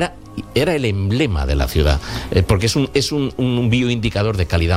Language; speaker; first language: Spanish; native; Spanish